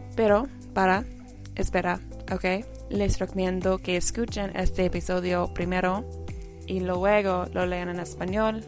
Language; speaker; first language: Spanish; non-native, fluent; English